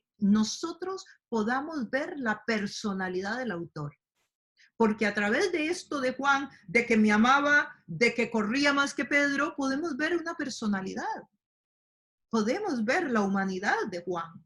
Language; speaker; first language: Spanish; native; Spanish